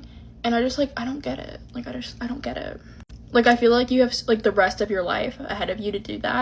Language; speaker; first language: English; native; English